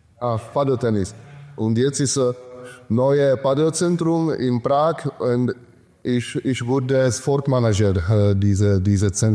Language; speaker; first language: German; non-native, learner; Czech